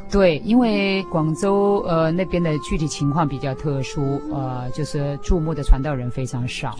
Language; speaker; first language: Chinese; native; Chinese